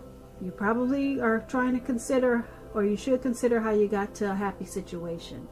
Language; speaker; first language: English; native; English